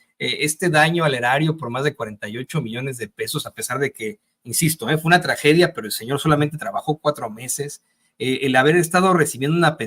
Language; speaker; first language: Spanish; native; Spanish